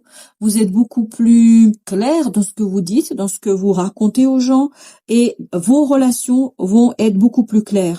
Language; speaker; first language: French; native; French